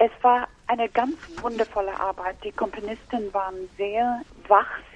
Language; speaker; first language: German; non-native, fluent; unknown